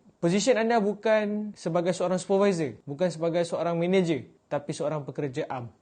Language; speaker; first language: Malay; native; Malay